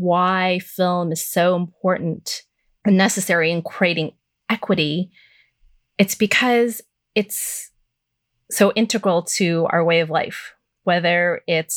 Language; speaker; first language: English; native; English